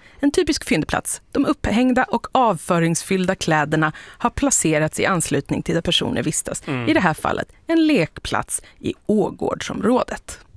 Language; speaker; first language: Swedish; native; Swedish